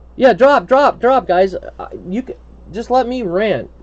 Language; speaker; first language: English; native; English